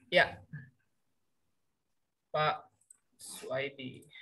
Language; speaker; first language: Indonesian; native; Indonesian